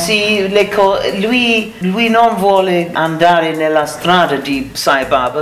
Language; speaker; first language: Italian; non-native, learner; English